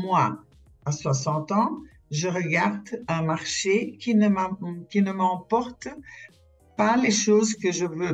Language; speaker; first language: French; non-native, fluent; Portuguese